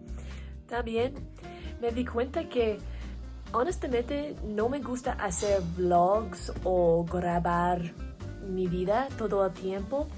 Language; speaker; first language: Spanish; non-native, learner; English